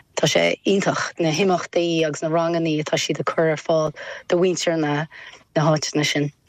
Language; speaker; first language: Irish; non-native, local second language; English